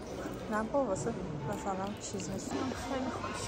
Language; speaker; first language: Persian; native; Persian